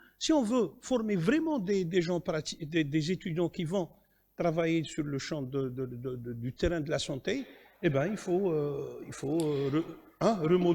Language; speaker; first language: French; non-native, local second language; Kabyle